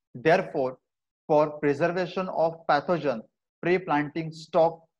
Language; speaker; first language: English; non-native, local second language; Marathi